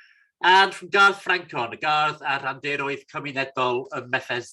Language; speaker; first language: Welsh; non-native, fluent; English